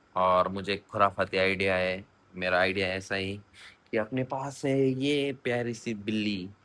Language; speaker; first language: Hindi; non-native, local second language; Marathi